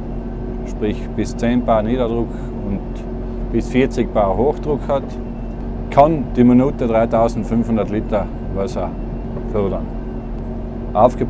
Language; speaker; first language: German; native; German